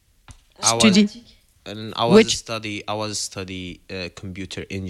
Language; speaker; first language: English; non-native, learner; Arabic